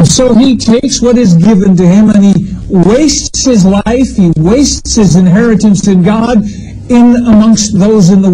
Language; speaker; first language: English; native; English